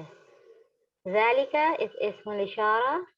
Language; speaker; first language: Arabic; non-native, learner; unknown